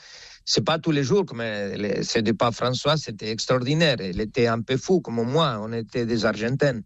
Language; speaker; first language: French; non-native, fluent; Spanish